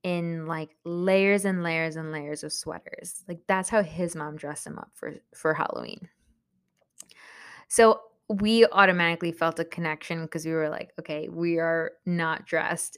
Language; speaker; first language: English; early bilingual, other home language; Spanish